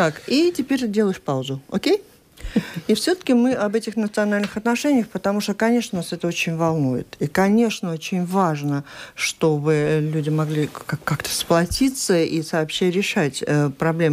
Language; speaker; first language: Russian; native; Russian